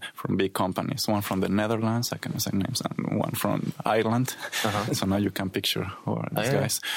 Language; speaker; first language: English; non-native, fluent; Spanish